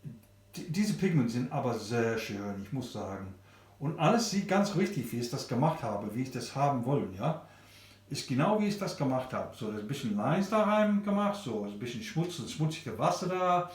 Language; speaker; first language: German; non-native, learner; English